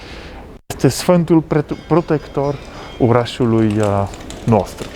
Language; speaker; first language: Romanian; non-native, learner; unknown